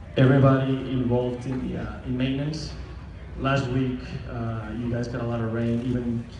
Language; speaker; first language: English; non-native, fluent; Spanish